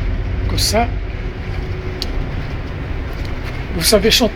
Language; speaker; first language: French; non-native, fluent; Portuguese